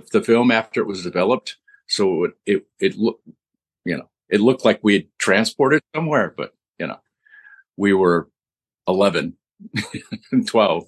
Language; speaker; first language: English; native; English